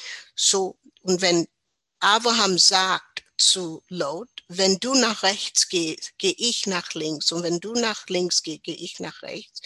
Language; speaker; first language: German; non-native, learner; English